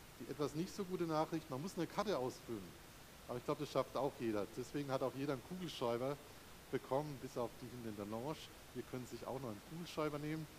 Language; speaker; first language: German; native; German